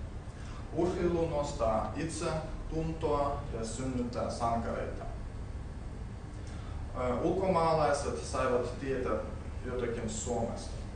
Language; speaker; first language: Finnish; non-native, learner; Russian